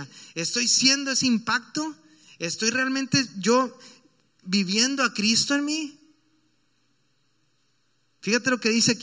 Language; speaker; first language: Spanish; native; Spanish